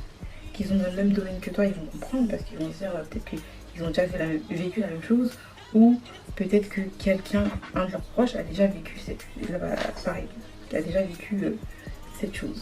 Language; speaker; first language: French; native; French